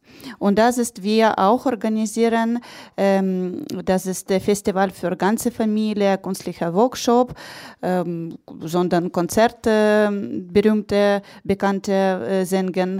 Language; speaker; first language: German; non-native, learner; Ukrainian